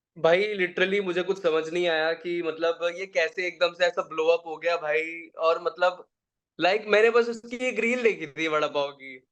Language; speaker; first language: Hindi; native; Hindi